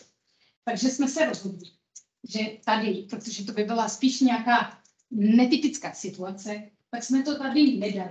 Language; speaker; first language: Czech; non-native, fluent; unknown